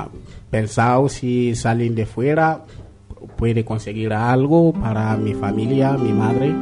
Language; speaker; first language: Spanish; non-native, learner; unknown